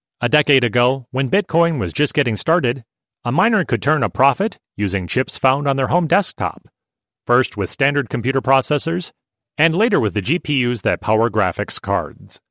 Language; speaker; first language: English; native; English